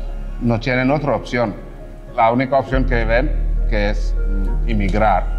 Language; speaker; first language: Spanish; non-native, fluent; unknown